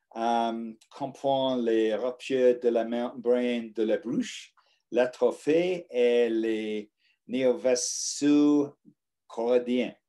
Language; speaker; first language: French; non-native, learner; English